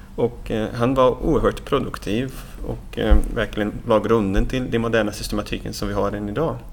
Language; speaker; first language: Swedish; non-native, fluent; Portuguese